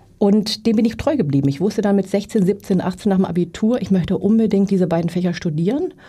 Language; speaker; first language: German; native; German